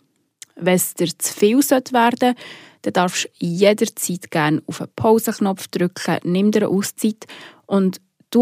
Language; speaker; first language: German; native; German